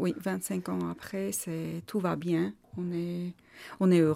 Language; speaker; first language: French; non-native, learner; Armenian